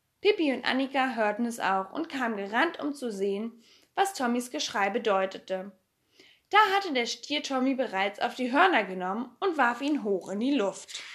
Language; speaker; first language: German; native; German